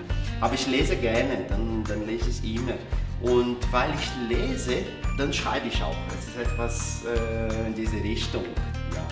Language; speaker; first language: German; non-native, fluent; Portuguese